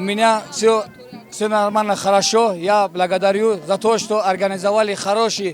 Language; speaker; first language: Russian; non-native, local second language; Tajik